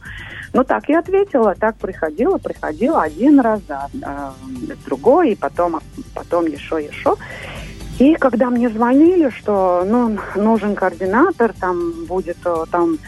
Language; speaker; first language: Russian; non-native, local second language; Latvian